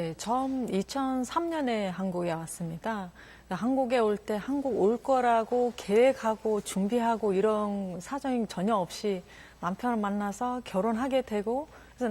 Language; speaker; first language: Korean; non-native, fluent; Mongolian